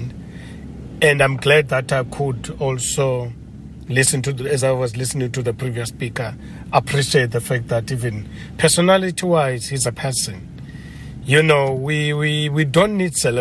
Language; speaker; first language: English; non-native, local second language; Xhosa